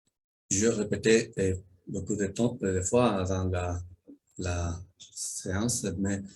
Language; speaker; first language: French; non-native, learner; Spanish